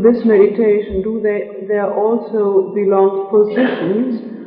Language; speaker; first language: English; non-native, fluent; German